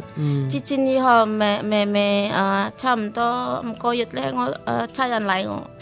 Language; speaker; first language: Chinese; non-native, learner; Indonesian